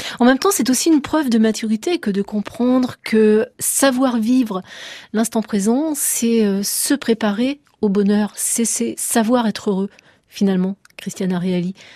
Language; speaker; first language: French; native; French